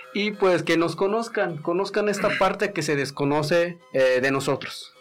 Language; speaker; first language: Spanish; non-native, local second language; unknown